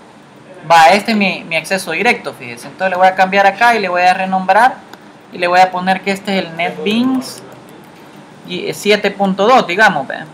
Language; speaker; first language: Spanish; native; Spanish